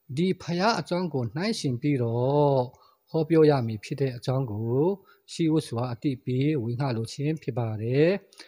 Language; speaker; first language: Burmese; non-native, local second language; Hakha Chin